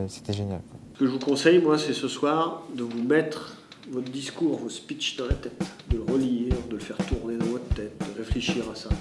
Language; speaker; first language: French; native; French